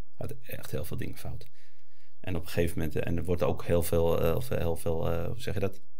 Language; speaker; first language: Dutch; early bilingual, other home language; Arabic